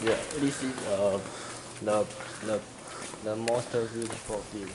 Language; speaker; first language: English; non-native, learner; Chinese